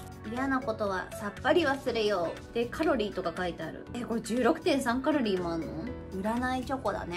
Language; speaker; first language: Japanese; native; Japanese